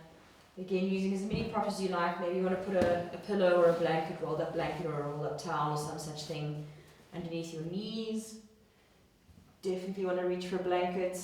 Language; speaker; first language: English; native; English